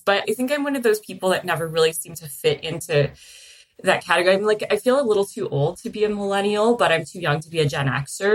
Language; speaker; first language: English; native; English